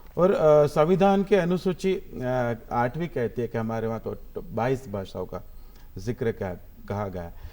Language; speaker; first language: Hindi; non-native, local second language; Gujarati